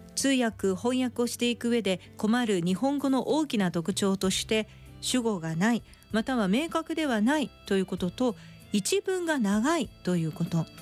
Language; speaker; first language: Japanese; native; Japanese